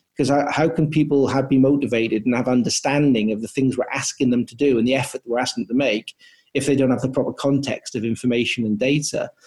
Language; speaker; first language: English; native; English